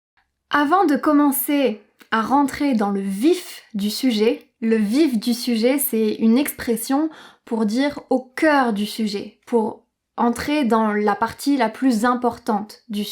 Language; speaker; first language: French; native; French